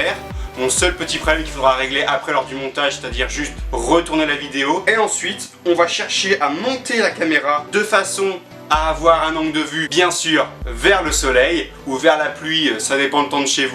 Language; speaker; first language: French; native; French